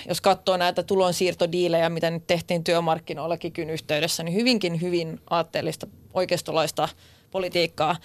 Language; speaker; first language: Finnish; non-native, local second language; Swedish